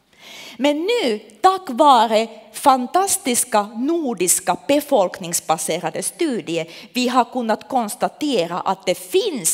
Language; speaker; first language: Swedish; non-native, local second language; Finnish